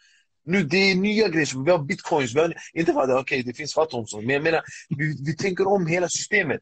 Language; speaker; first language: Swedish; early bilingual, other home language; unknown